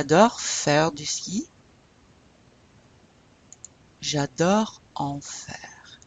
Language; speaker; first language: French; non-native, fluent; English